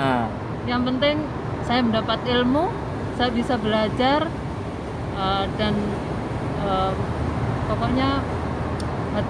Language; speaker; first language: Indonesian; non-native, local second language; Javanese